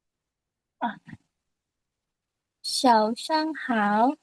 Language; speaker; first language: Chinese; non-native, learner; Indonesian